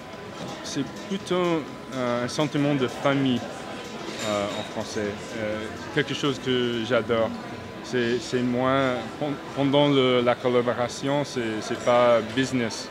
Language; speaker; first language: French; non-native, fluent; English